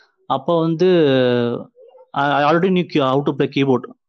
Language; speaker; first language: English; non-native, local second language; Tamil